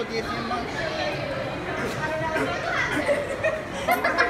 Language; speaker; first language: Spanish; non-native, learner; Japanese